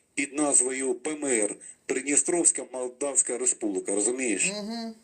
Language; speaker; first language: Ukrainian; non-native, fluent; Romanian